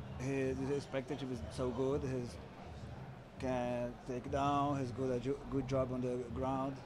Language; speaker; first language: English; non-native, learner; Portuguese